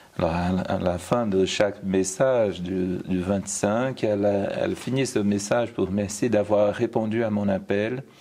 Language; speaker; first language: French; non-native, fluent; Portuguese